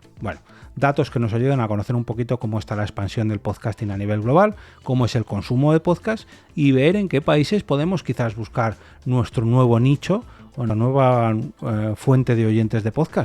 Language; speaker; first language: Spanish; native; Spanish